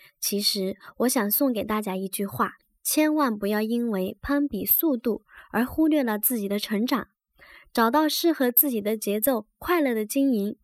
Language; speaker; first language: Chinese; native; Chinese